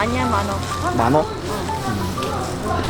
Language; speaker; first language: Korean; non-native, learner; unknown